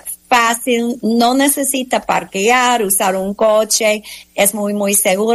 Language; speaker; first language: Spanish; non-native, fluent; English